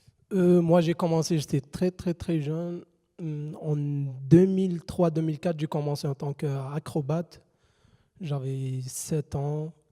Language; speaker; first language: French; non-native, fluent; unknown